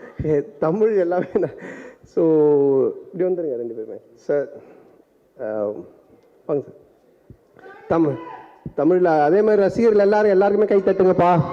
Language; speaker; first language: Tamil; native; Tamil